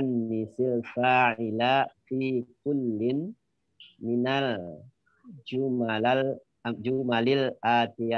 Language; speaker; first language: Arabic; non-native, learner; Indonesian